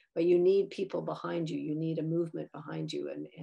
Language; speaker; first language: English; native; English